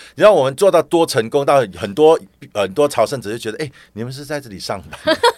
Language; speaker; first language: Chinese; native; Chinese